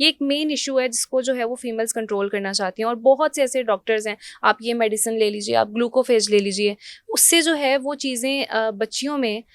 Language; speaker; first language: Urdu; native; Urdu